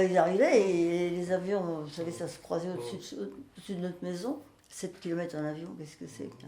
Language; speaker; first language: French; native; French